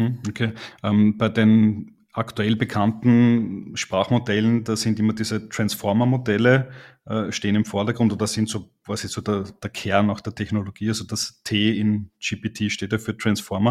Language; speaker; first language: German; native; German